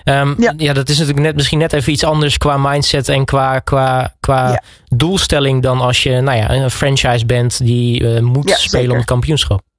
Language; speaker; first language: Dutch; native; Dutch